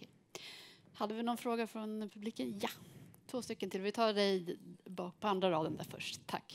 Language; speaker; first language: Swedish; native; Swedish